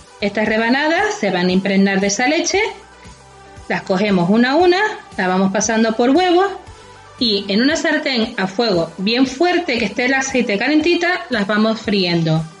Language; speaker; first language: Spanish; native; Spanish